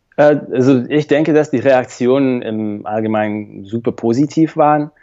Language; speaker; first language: German; non-native, fluent; Slovak